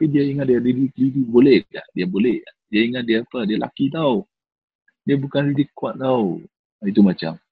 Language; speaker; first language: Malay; non-native, local second language; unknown